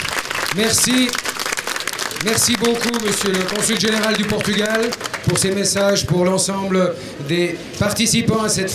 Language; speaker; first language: French; native; French